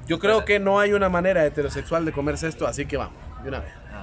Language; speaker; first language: Spanish; native; Spanish